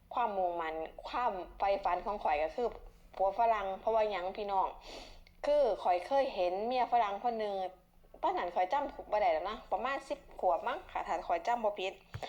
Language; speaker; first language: Thai; native; Thai